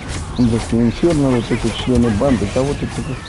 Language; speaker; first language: Russian; native; Russian